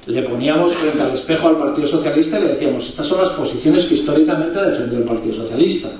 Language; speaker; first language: Spanish; non-native, local second language; Basque